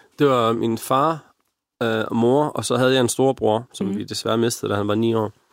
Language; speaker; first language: Danish; early bilingual, other home language; Arabic